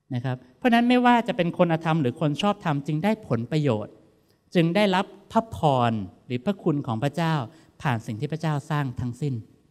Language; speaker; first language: Thai; native; Thai